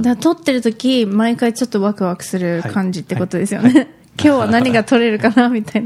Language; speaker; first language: Japanese; native; Japanese